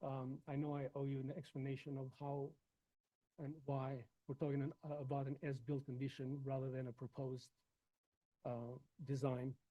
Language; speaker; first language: English; non-native, fluent; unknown